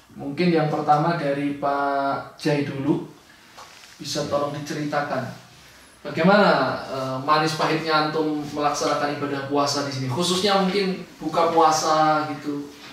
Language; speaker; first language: Indonesian; native; Indonesian